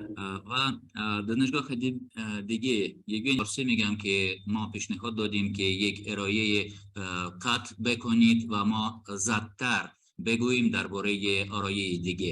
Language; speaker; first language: Persian; non-native, learner; Russian